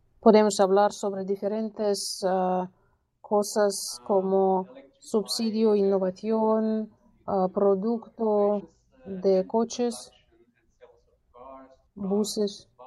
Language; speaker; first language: Spanish; non-native, learner; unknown